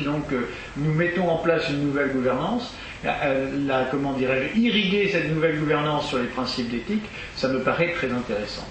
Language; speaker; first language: French; native; French